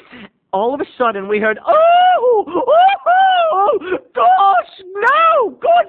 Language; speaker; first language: English; native; English